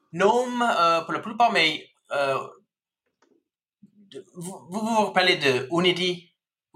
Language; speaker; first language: French; non-native, fluent; English